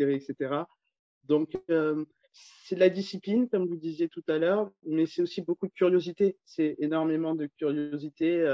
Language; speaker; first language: French; native; French